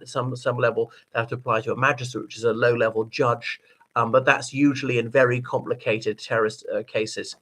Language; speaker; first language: English; native; English